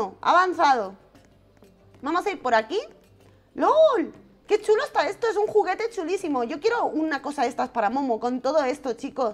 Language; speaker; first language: Spanish; native; Spanish